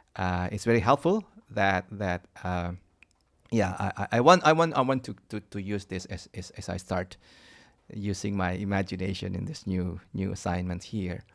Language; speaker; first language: English; non-native, fluent; Indonesian